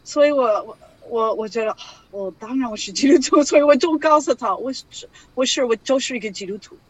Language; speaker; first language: Chinese; non-native, learner; English